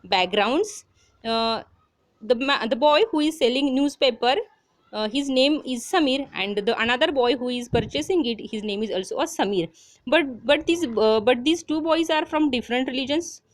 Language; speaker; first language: English; non-native, local second language; Marathi